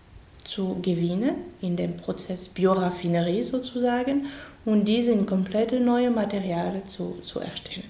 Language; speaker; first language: German; non-native, fluent; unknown